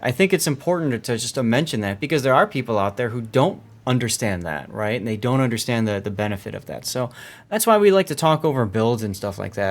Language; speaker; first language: English; native; English